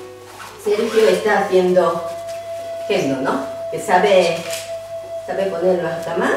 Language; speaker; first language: Spanish; non-native, learner; Japanese